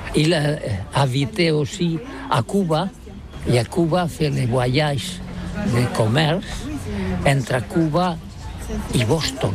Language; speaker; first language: French; non-native, local second language; Catalan